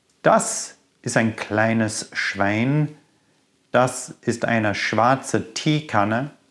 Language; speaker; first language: German; non-native, fluent; English